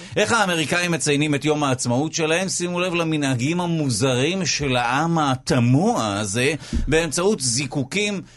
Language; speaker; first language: Hebrew; native; Hebrew